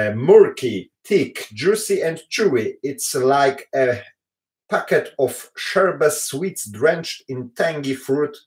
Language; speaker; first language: English; non-native, fluent; Polish